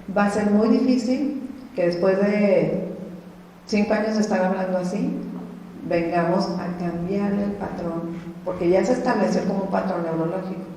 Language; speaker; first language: Spanish; native; Spanish